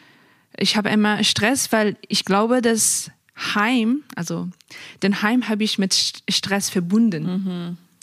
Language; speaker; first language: German; non-native, fluent; Persian